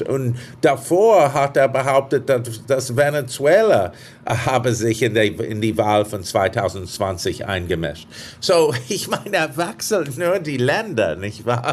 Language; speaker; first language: German; non-native, fluent; English